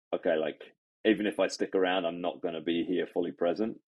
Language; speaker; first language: English; native; English